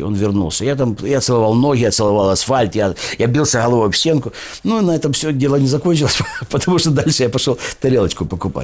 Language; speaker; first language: Russian; native; Russian